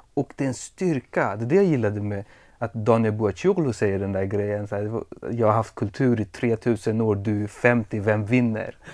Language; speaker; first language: Swedish; early bilingual, other home language; Persian